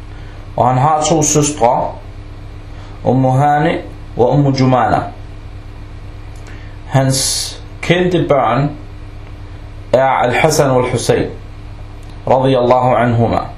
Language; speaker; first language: Danish; non-native, local second language; Arabic